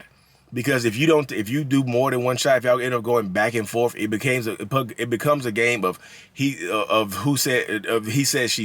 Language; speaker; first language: English; native; English